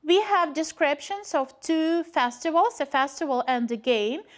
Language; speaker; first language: English; non-native, fluent; Ukrainian